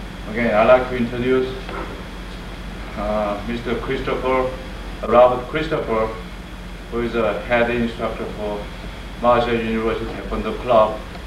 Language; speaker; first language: English; non-native, fluent; Korean